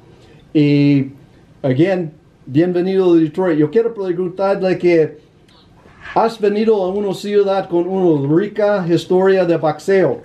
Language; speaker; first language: Spanish; non-native, learner; English